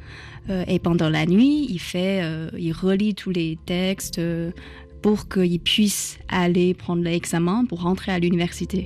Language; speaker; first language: French; non-native, fluent; Chinese